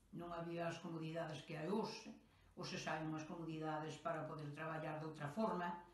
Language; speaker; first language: Galician; native; Galician